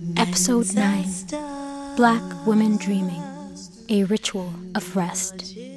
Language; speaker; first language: English; non-native, local second language; Hausa